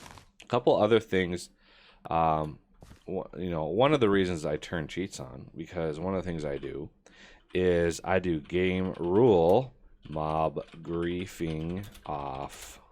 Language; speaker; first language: English; native; English